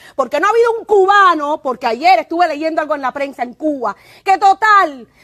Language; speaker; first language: Spanish; native; Spanish